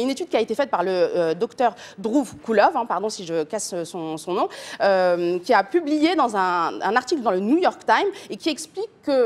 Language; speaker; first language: French; native; French